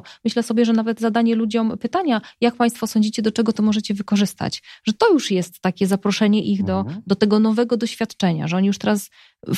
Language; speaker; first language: Polish; native; Polish